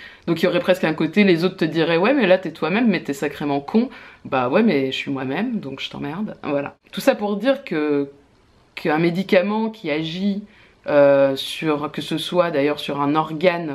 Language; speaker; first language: French; native; French